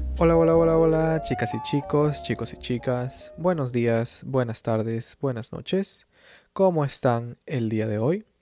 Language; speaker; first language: Spanish; native; Spanish